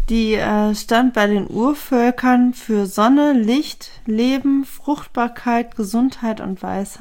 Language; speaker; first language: German; native; German